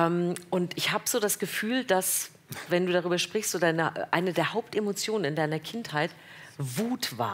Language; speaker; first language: German; native; German